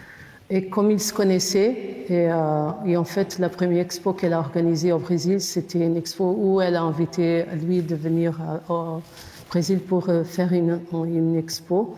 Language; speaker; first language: French; non-native, fluent; Portuguese